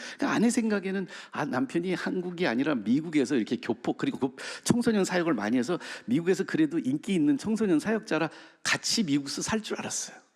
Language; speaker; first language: Korean; early bilingual, heritage; Korean